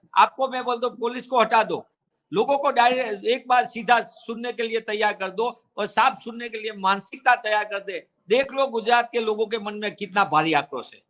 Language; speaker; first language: Hindi; non-native, local second language; Gujarati